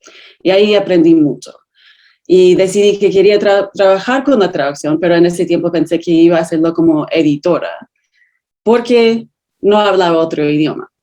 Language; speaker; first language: Spanish; non-native, fluent; English